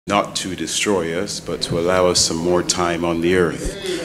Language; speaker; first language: English; native; English